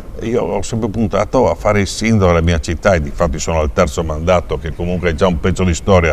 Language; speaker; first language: Italian; native; Italian